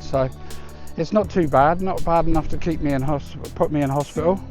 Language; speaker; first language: English; native; English